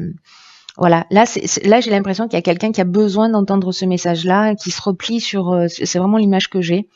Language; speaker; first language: French; native; French